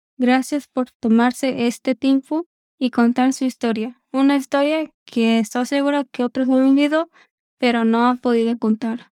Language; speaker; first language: Spanish; early bilingual, heritage; Spanish